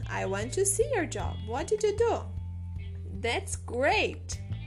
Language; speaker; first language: English; non-native, fluent; Portuguese